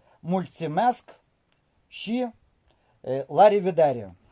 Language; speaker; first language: Romanian; non-native, learner; Ukrainian